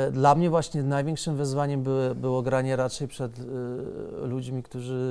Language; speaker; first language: Polish; native; Polish